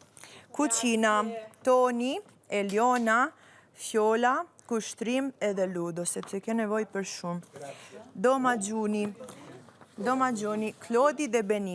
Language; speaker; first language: Albanian; non-native, learner; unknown